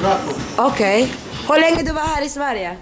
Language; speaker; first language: Swedish; non-native, learner; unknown